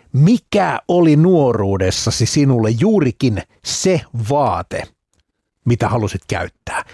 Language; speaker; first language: Finnish; native; Finnish